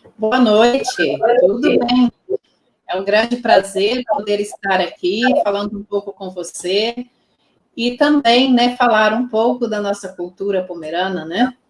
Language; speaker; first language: Portuguese; non-native, local second language; Low German